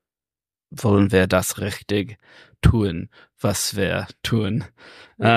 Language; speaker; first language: German; non-native, learner; English